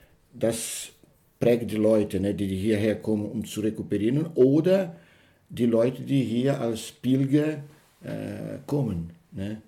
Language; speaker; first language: German; non-native, learner; Portuguese